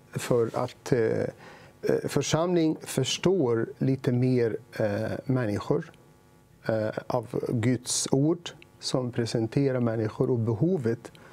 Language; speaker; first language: Swedish; non-native, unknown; Arabic